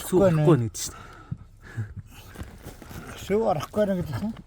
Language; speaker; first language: Korean; non-native, learner; Mongolian